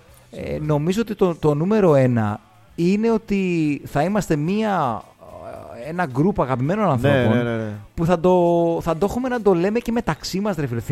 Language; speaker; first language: Greek; native; Greek